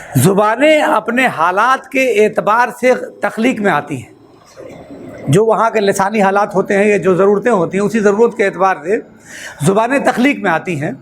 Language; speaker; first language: Urdu; native; Urdu